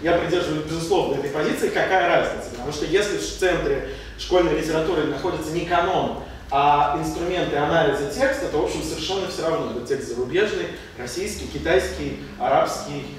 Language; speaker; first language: Russian; native; Russian